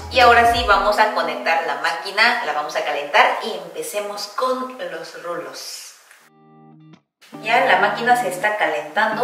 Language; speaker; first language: Spanish; non-native, fluent; Korean